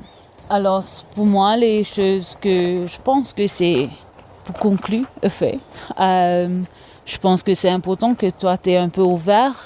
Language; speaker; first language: French; non-native, local second language; Morisyen